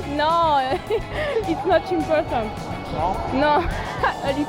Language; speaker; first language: English; non-native, learner; French